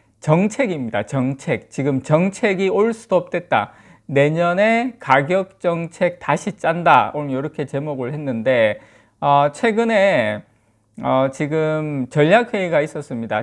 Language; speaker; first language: Korean; native; Korean